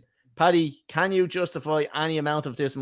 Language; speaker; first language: English; native; English